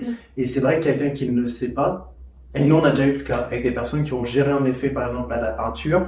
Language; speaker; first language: French; native; French